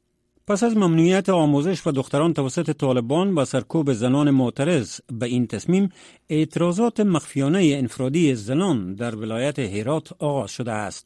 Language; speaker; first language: Persian; native; Persian